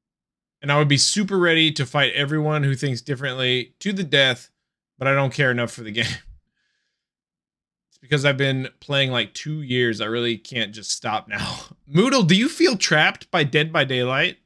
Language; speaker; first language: English; native; English